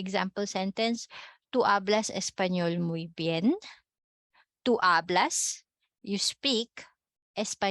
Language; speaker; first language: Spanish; non-native, fluent; Filipino